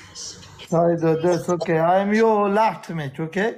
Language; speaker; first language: English; non-native, learner; Pashto